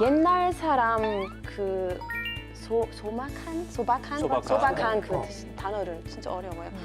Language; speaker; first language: Korean; non-native, learner; English